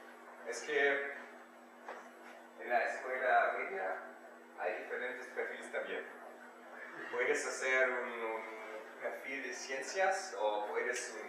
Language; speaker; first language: Spanish; non-native, learner; German